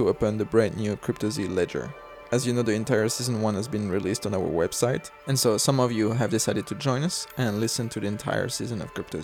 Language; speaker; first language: English; non-native, fluent; French